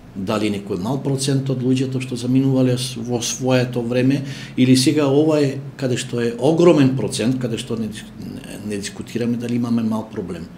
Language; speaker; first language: Macedonian; native; Macedonian